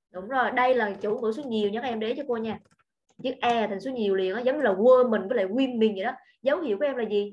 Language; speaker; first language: Vietnamese; native; Vietnamese